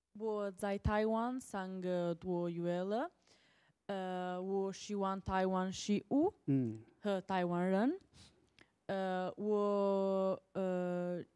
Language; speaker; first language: Chinese; non-native, learner; Italian